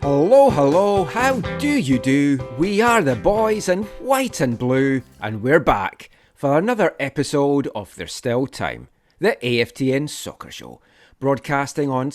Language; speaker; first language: English; native; English